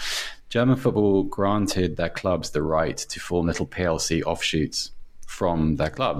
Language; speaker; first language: English; native; English